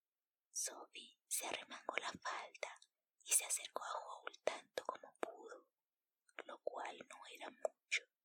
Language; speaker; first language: Spanish; native; Spanish